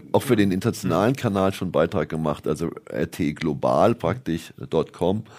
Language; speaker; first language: German; native; German